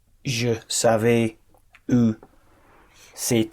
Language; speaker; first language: French; non-native, learner; English